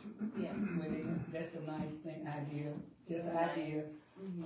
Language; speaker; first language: English; native; English